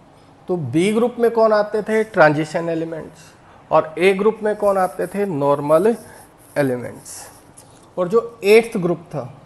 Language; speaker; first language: Hindi; native; Hindi